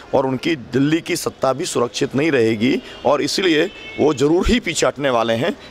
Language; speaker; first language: Hindi; native; Hindi